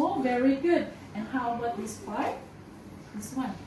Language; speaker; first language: English; non-native, fluent; Filipino